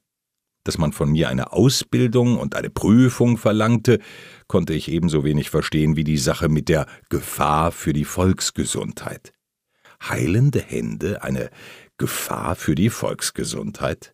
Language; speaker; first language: German; native; German